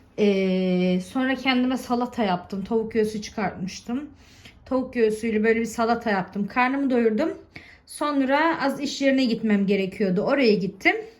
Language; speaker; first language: Turkish; early bilingual, heritage; Turkish